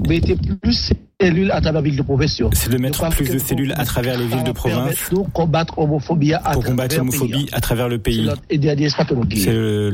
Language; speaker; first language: French; native; French